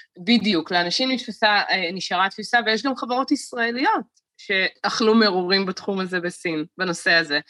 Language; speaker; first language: Hebrew; native; Hebrew